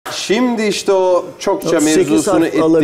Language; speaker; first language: Turkish; native; Turkish